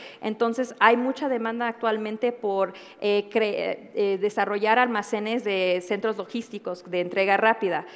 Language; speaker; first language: Spanish; early bilingual, heritage; Spanish